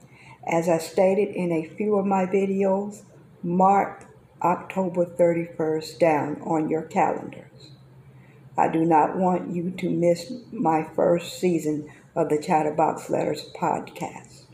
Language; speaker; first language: English; native; English